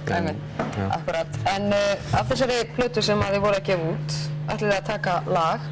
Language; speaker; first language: Icelandic; native; Icelandic